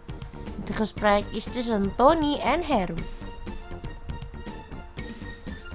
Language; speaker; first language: Dutch; non-native, fluent; Indonesian